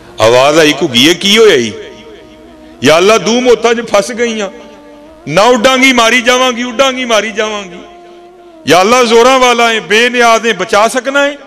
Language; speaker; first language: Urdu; non-native, local second language; Punjabi